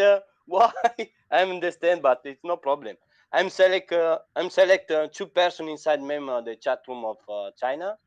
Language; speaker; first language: English; non-native, learner; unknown